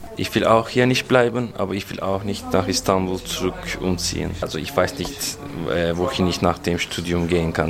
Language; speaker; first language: German; non-native, fluent; Turkish